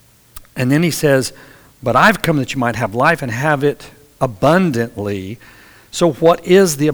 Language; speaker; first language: English; native; English